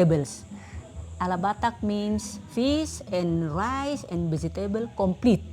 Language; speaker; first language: English; non-native, learner; Batak Toba